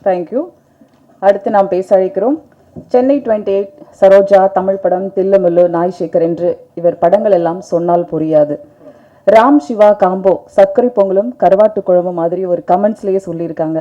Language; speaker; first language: Tamil; native; Tamil